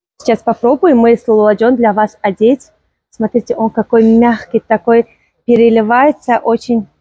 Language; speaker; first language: Russian; non-native, local second language; Tajik